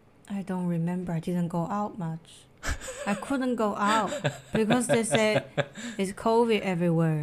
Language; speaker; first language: English; non-native, fluent; Chinese